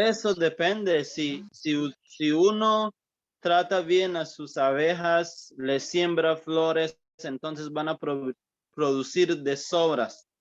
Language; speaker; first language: Spanish; early bilingual, heritage; English